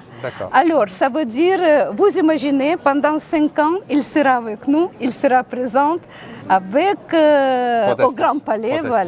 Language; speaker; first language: French; non-native, fluent; Russian